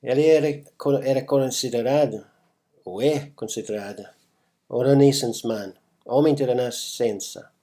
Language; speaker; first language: Portuguese; non-native, fluent; English